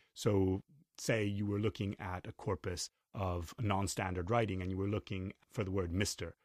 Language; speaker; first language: English; non-native, fluent; Spanish